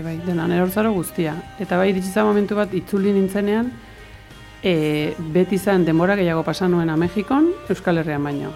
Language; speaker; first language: Basque; early bilingual, heritage; Spanish